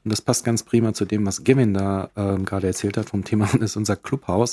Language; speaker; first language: German; native; German